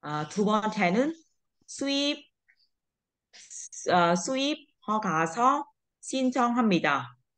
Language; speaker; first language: Korean; non-native, learner; Vietnamese